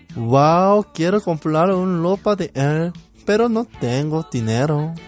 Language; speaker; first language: Spanish; non-native, learner; Korean